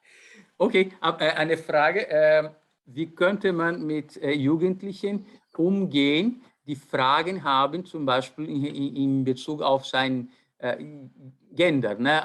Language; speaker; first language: German; non-native, fluent; Portuguese